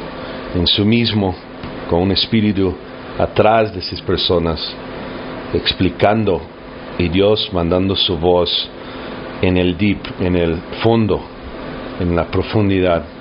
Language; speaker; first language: Spanish; early bilingual, heritage; English